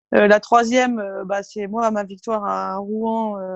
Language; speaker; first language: French; native; French